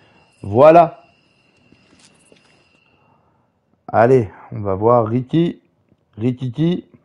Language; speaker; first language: French; native; French